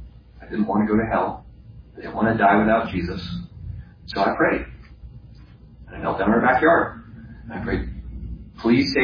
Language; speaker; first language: English; native; English